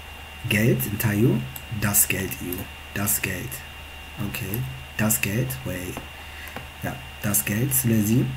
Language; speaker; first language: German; non-native, fluent; Tigrinya